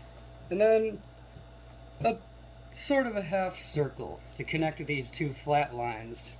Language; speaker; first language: English; native; English